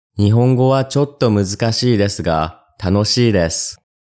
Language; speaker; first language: Japanese; non-native, learner; English